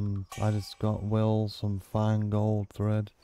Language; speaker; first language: English; native; English